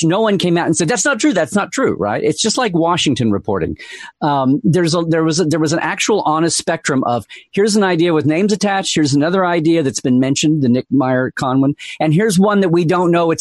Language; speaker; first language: English; native; English